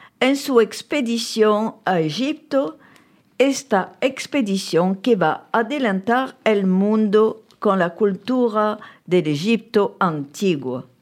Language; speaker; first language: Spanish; early bilingual, heritage; French